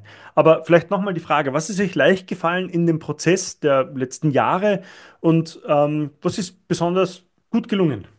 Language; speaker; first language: German; native; German